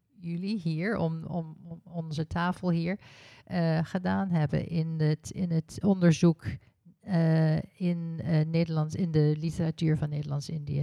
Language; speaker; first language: Dutch; early bilingual, heritage; Dutch